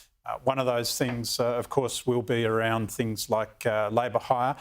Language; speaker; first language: English; native; English